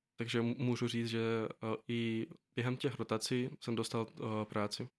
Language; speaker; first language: Czech; non-native, fluent; Azerbaijani